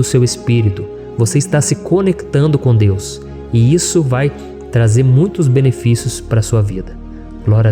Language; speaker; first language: Portuguese; native; Portuguese